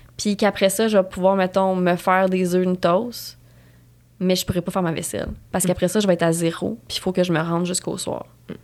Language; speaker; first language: French; native; French